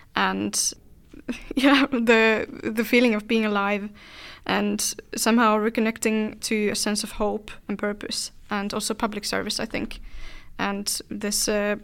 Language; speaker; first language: English; non-native, fluent; Finnish